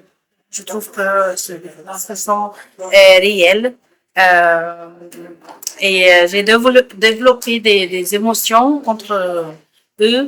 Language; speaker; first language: French; non-native, fluent; Arabic